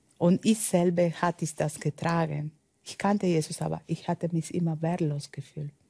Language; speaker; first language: German; non-native, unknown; Spanish